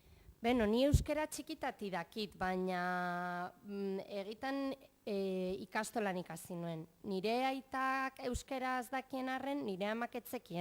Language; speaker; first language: Basque; non-native, local second language; Spanish